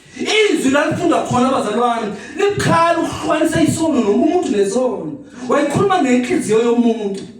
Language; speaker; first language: Zulu; native; Zulu